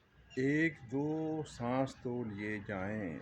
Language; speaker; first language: Urdu; native; Urdu